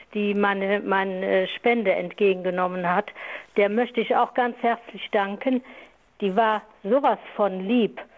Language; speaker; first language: German; non-native, fluent; Croatian